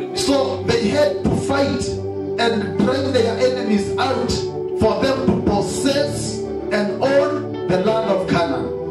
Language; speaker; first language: English; non-native, local second language; Kikuyu